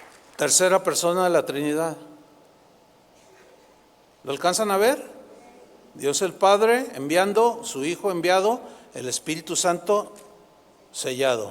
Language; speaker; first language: Spanish; native; Spanish